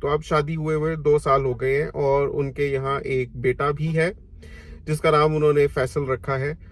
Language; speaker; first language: Urdu; non-native, local second language; Punjabi